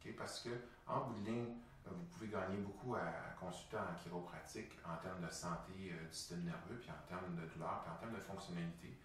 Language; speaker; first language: French; native; French